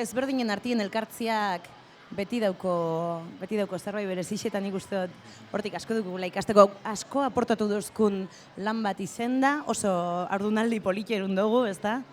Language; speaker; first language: Basque; native; Basque